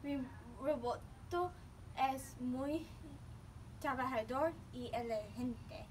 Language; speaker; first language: Spanish; non-native, learner; English